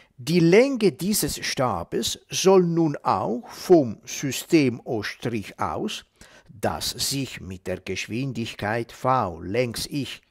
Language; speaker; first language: German; non-native, fluent; Italian